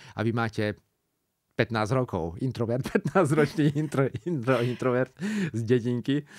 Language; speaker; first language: Slovak; non-native, local second language; Hungarian